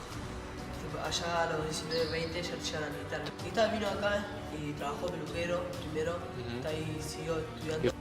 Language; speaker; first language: Spanish; early bilingual, other home language; Arabic